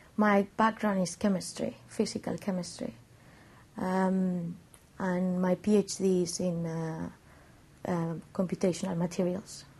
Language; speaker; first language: English; non-native, fluent; Spanish